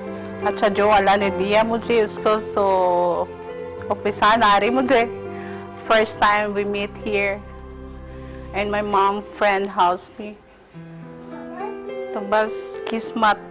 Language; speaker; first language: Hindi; non-native, learner; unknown